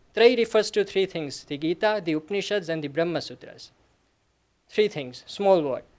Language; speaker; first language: English; non-native, local second language; Gujarati